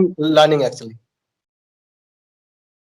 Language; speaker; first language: English; non-native, learner; Bangla